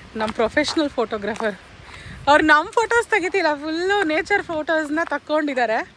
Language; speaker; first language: Kannada; native; Kannada